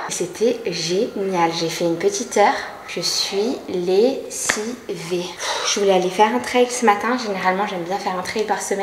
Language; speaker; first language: French; native; French